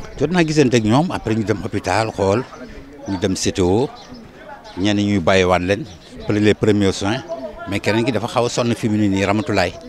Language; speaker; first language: Wolof; native; Wolof